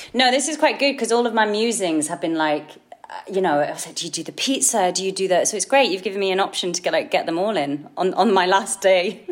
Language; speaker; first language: English; native; English